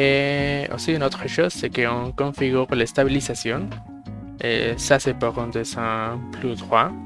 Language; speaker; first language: French; non-native, fluent; Spanish